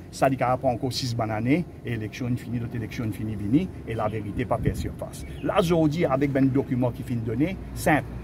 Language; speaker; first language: French; non-native, local second language; Morisyen